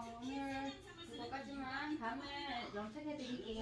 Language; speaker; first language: Korean; non-native, learner; Vietnamese